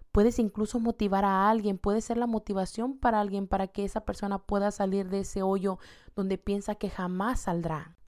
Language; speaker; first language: Spanish; native; Spanish